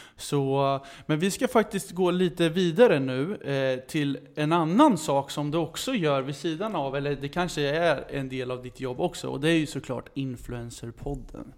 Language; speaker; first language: Swedish; native; Swedish